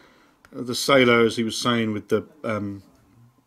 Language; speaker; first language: English; native; English